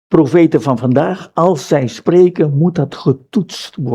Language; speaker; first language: Dutch; non-native, fluent; Indonesian